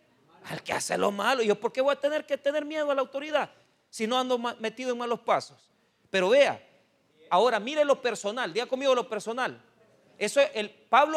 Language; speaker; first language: Spanish; native; Spanish